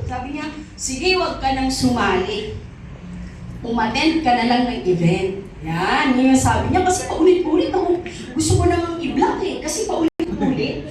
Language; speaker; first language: Filipino; non-native, local second language; Masbatenyo